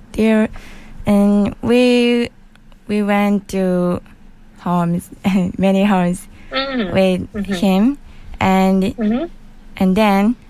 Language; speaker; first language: English; non-native, learner; Japanese